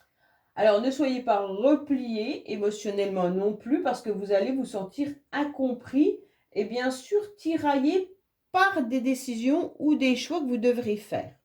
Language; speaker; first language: French; native; French